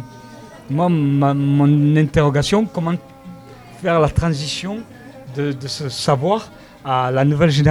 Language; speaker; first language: French; native; French